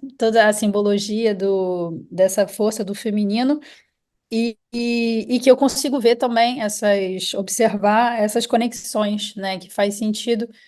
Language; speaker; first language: Portuguese; native; Portuguese